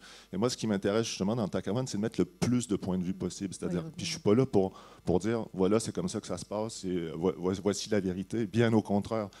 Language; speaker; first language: French; native; French